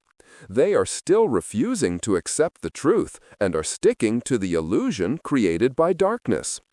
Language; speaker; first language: English; non-native, fluent; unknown